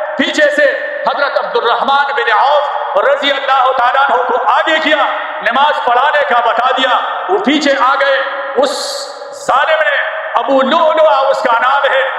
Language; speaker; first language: Urdu; non-native, local second language; Pashto